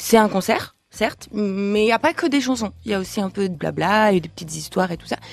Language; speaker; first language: French; non-native, fluent; Lithuanian